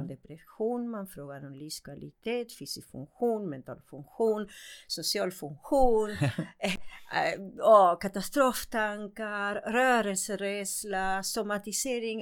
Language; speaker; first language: Swedish; non-native, fluent; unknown